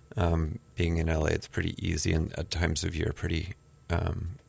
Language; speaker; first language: English; native; English